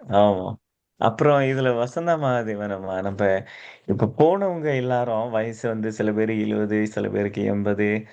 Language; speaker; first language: Tamil; native; Tamil